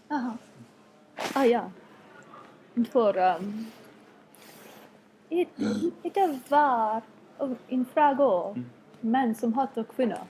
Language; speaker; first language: Swedish; non-native, learner; English